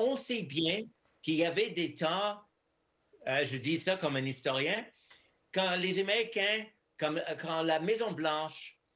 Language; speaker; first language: French; non-native, fluent; English